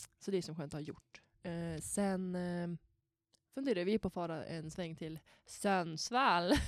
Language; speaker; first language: Swedish; native; Swedish